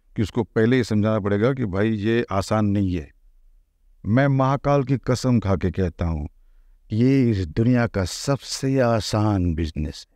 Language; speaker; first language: Hindi; non-native, local second language; Marathi